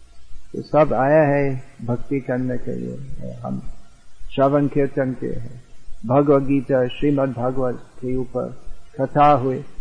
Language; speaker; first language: Hindi; non-native, fluent; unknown